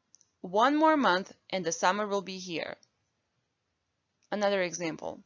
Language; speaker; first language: English; non-native, fluent; Bosnian